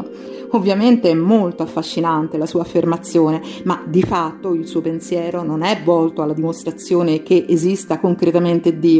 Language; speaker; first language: Italian; native; Italian